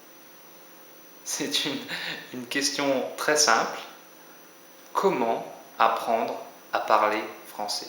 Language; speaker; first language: French; native; French